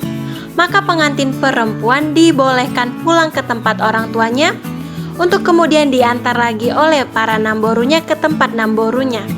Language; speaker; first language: Indonesian; native; Indonesian